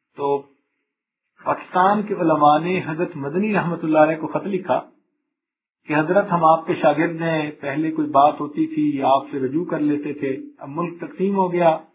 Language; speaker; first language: Urdu; non-native, local second language; Punjabi